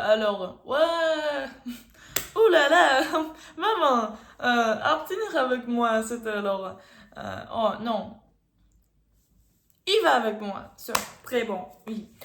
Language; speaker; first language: French; non-native, learner; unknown